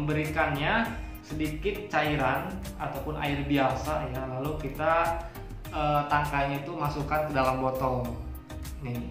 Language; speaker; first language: Indonesian; native; Indonesian